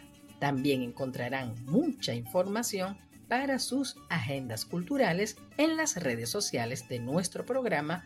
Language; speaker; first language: Spanish; native; Spanish